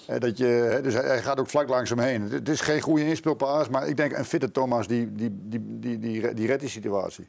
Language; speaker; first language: Dutch; native; Dutch